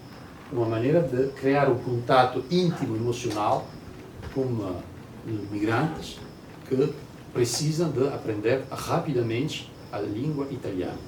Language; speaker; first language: Portuguese; non-native, learner; Italian